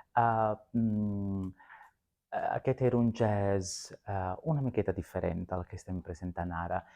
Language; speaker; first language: Catalan; non-native, fluent; Sicilian